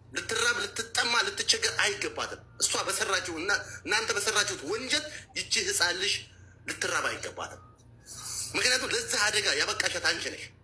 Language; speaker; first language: Amharic; native; Amharic